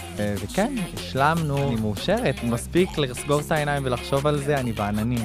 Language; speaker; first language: Hebrew; non-native, local second language; Arabic